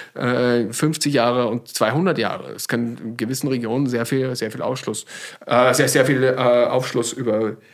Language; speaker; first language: German; native; German